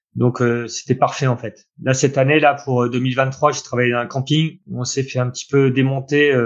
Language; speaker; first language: French; native; French